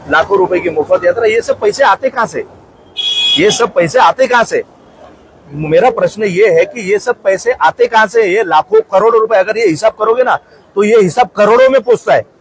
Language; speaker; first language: Hindi; non-native, local second language; Marathi